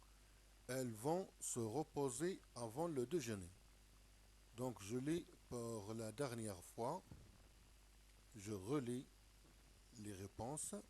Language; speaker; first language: French; non-native, local second language; Arabic